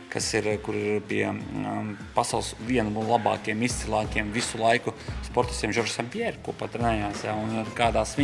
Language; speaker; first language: Latvian; native; Latvian